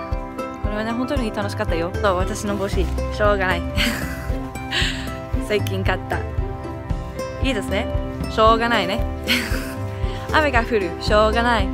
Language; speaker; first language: Japanese; non-native, learner; English